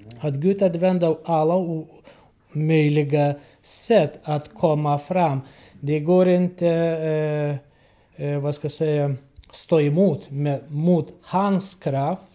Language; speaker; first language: Swedish; non-native, learner; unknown